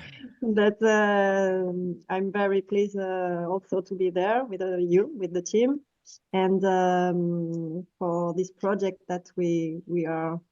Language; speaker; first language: English; non-native, fluent; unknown